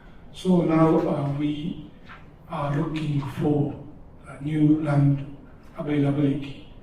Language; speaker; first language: English; non-native, learner; Japanese